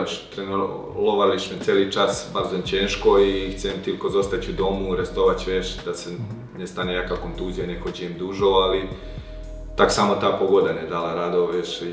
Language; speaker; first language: Polish; non-native, learner; Croatian